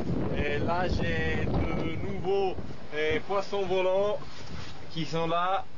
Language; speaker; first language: French; non-native, fluent; Italian